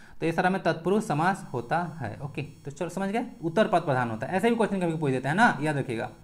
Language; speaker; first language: Hindi; native; Hindi